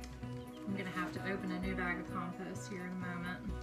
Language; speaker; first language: English; native; English